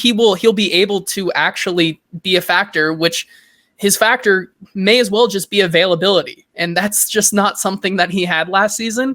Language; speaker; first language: English; native; English